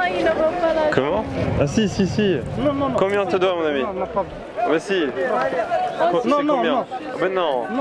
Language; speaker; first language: French; native; French